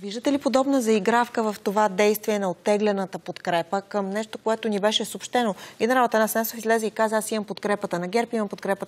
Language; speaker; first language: Bulgarian; native; Bulgarian